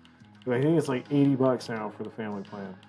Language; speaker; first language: English; native; English